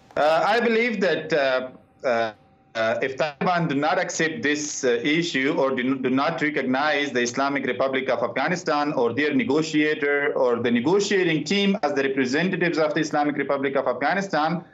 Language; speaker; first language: English; non-native, fluent; Persian